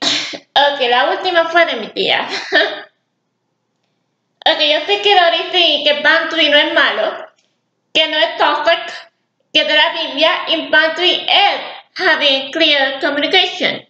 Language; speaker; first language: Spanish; early bilingual, heritage; English